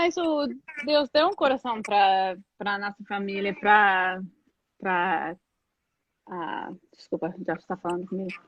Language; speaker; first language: Portuguese; non-native, fluent; English